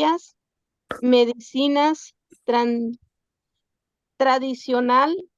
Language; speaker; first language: Spanish; non-native, local second language; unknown